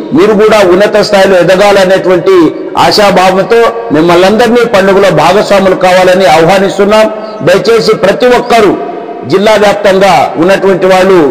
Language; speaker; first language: Telugu; non-native, local second language; Lambadi